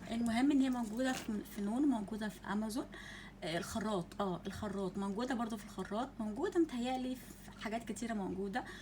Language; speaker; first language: Egyptian Arabic; native; Egyptian Arabic